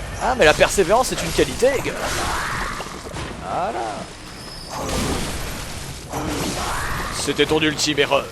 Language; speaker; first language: French; native; French